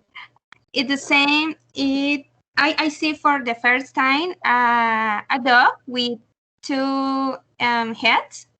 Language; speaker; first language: English; non-native, learner; Spanish